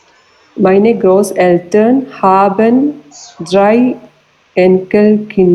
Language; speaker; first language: German; non-native, learner; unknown